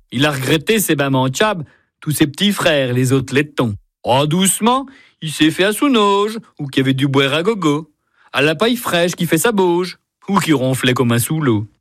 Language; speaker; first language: French; native; French